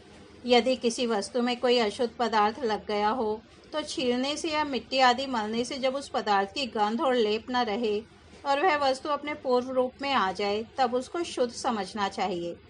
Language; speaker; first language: Hindi; native; Hindi